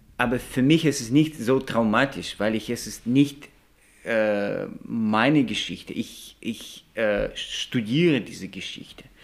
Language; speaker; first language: German; non-native, learner; Russian